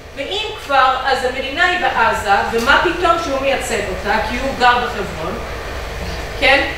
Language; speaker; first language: Hebrew; non-native, fluent; English